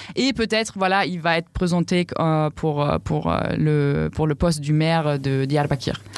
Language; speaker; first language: French; non-native, fluent; German